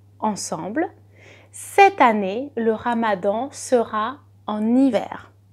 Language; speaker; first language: French; native; French